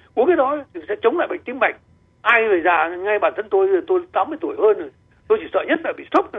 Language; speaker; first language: Vietnamese; native; Vietnamese